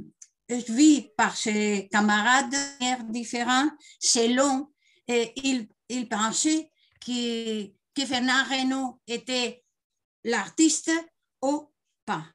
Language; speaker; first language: French; non-native, learner; Spanish